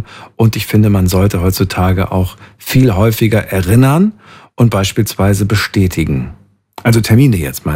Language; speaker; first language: German; native; German